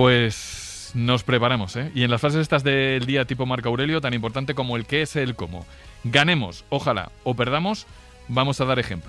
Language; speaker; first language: Spanish; native; Spanish